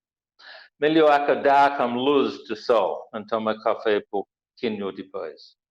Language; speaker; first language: Portuguese; non-native, learner; English